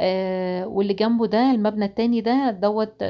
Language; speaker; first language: Arabic; native; Arabic